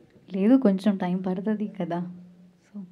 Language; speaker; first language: Telugu; non-native, learner; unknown